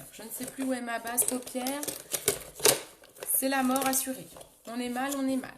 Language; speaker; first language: French; native; French